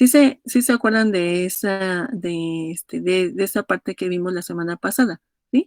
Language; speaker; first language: Spanish; native; Spanish